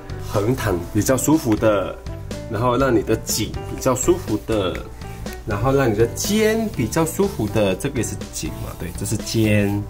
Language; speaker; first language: Chinese; native; Chinese